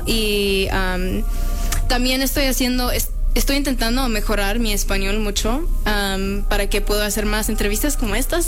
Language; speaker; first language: Spanish; early bilingual, heritage; Spanish